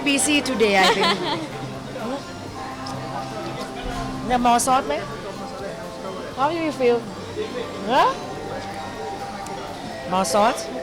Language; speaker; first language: English; non-native, learner; Thai